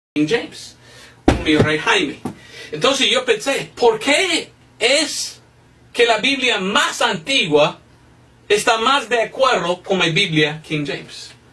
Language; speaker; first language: Spanish; non-native, fluent; English